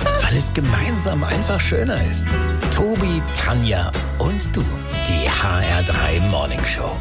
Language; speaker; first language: German; native; German